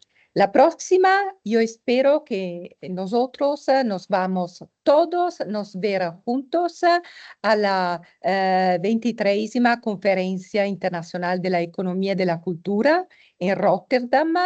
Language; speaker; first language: Spanish; non-native, fluent; Italian